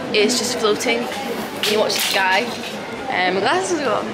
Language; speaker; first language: English; native; English